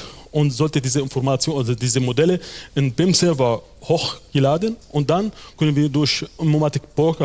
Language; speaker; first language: German; non-native, fluent; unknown